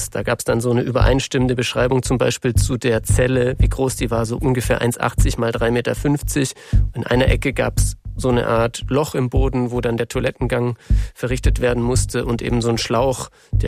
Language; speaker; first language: German; native; German